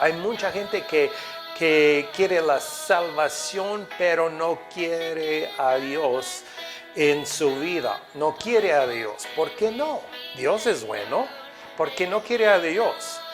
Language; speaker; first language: Spanish; non-native, fluent; English